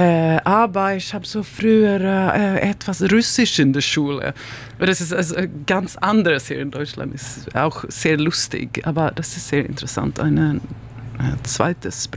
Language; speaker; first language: German; non-native, learner; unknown